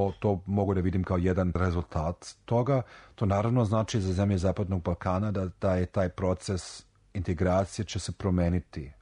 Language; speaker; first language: Serbian; non-native, fluent; German